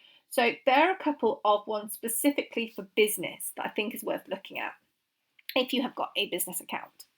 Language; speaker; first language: English; native; English